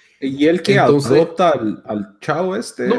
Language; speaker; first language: Spanish; native; Spanish